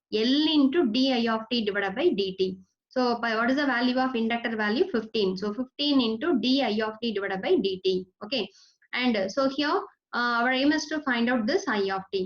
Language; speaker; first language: English; non-native, local second language; Tamil